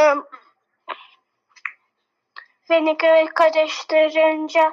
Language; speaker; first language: Turkish; early bilingual, heritage; Turkish